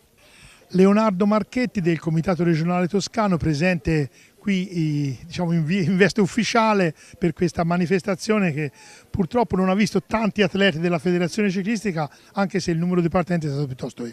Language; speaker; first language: Italian; native; Italian